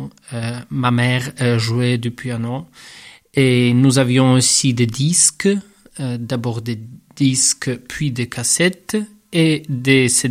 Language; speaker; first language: French; non-native, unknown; Russian